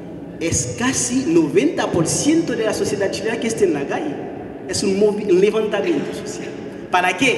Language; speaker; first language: Spanish; non-native, fluent; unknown